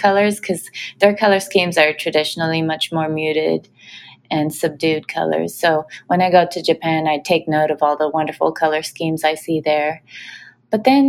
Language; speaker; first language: English; native; English